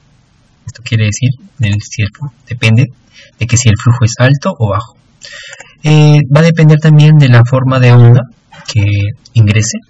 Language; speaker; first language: Spanish; native; Spanish